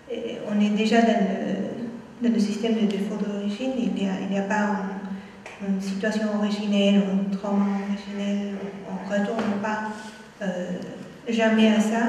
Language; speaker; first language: French; non-native, fluent; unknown